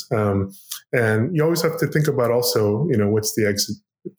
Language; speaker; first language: English; non-native, fluent; Korean